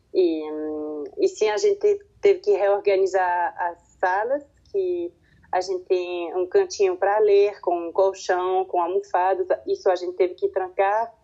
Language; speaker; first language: Portuguese; non-native, fluent; French